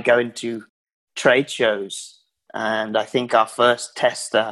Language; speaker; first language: English; native; English